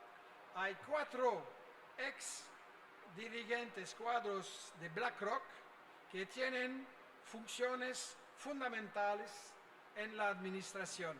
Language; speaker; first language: Spanish; non-native, fluent; French